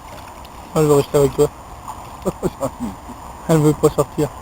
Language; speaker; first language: French; native; French